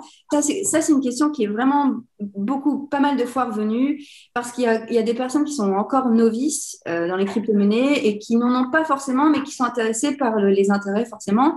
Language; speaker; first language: French; native; French